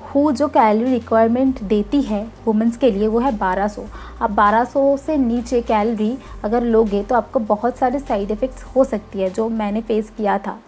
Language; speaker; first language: Hindi; non-native, local second language; Bangla